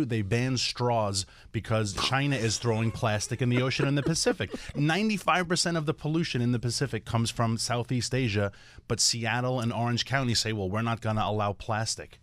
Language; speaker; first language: English; native; English